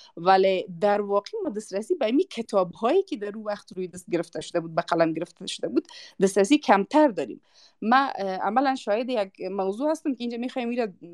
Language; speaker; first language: Persian; non-native, local second language; Uzbek